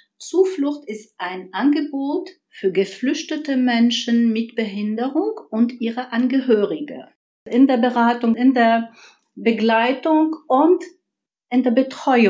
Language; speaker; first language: German; non-native, fluent; Arabic